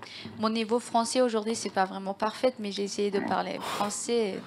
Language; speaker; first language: French; non-native, learner; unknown